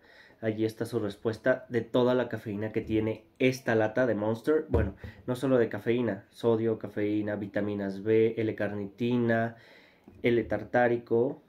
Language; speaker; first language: Spanish; native; Spanish